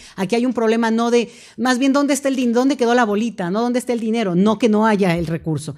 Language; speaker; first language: Spanish; native; Spanish